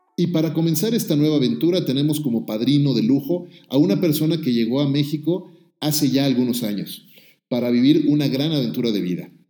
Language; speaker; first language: Spanish; native; Spanish